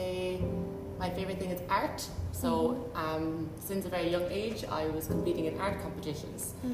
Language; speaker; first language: English; native; English